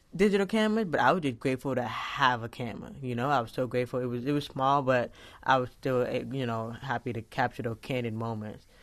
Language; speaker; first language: English; native; English